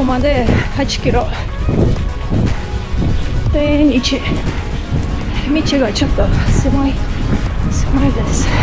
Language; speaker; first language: Japanese; non-native, learner; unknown